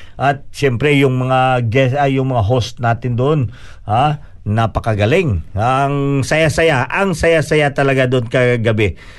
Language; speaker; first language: Filipino; non-native, local second language; Cebuano